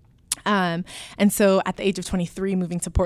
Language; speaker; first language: English; early bilingual, other home language; Spanish